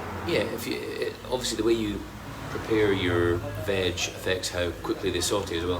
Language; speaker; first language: English; native; English